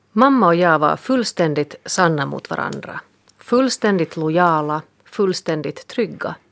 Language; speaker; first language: Swedish; native; Swedish